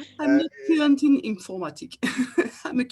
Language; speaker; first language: English; non-native, fluent; French